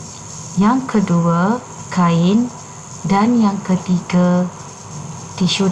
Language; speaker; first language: Malay; native; Malay